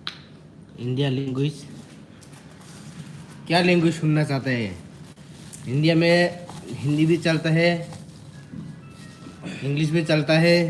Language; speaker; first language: Hindi; non-native, local second language; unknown